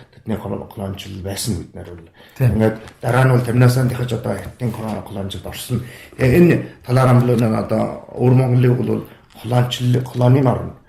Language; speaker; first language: Mongolian; native; Mongolian